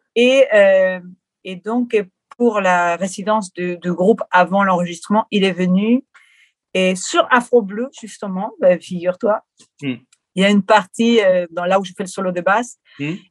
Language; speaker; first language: French; non-native, fluent; Spanish